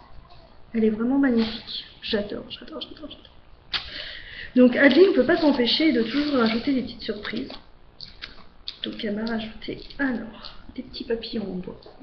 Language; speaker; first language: French; native; French